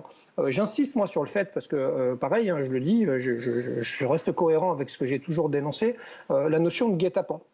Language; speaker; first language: French; native; French